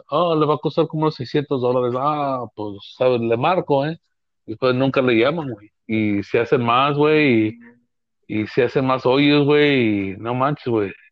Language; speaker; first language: Spanish; early bilingual, heritage; Spanish